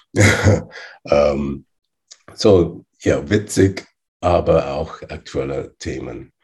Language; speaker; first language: German; non-native, fluent; English